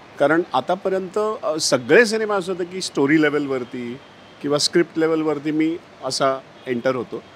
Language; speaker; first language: Marathi; native; Marathi